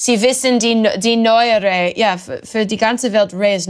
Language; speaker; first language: German; non-native, learner; English